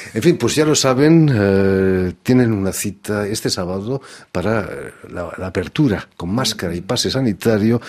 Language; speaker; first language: Spanish; native; Spanish